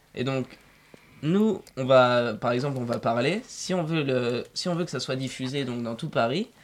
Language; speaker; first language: French; native; French